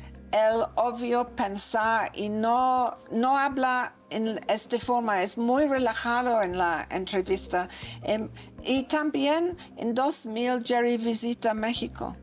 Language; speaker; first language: Spanish; non-native, learner; English